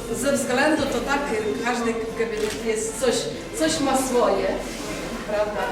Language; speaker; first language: Polish; non-native, learner; Ukrainian